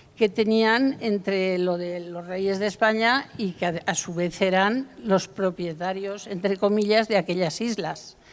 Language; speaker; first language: Spanish; native; Spanish